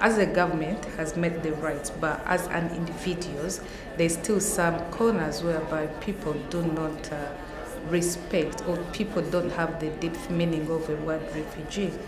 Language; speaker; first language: English; non-native, fluent; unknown